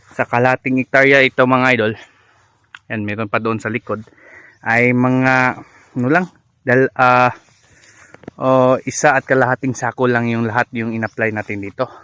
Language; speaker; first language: Filipino; non-native, local second language; Cebuano